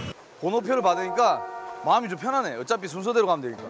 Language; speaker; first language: Korean; native; Korean